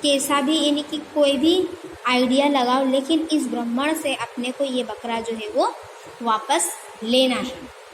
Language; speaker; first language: Hindi; non-native, local second language; Gujarati